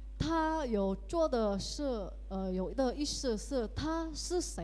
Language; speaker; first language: Chinese; early bilingual, heritage; Indonesian